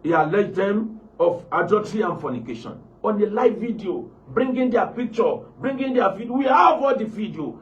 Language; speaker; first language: English; non-native, local second language; Yoruba